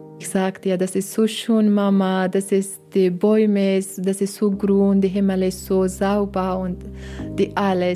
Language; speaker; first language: German; non-native, learner; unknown